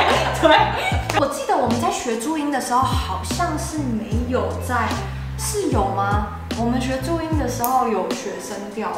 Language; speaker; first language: Chinese; native; Chinese